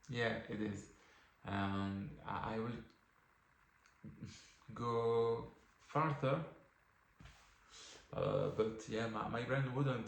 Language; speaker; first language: English; non-native, learner; French